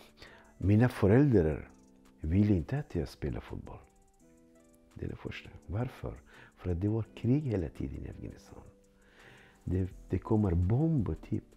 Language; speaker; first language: Swedish; non-native, learner; Persian